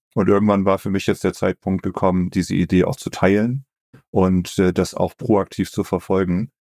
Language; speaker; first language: German; native; German